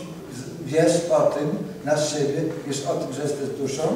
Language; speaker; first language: Polish; native; Polish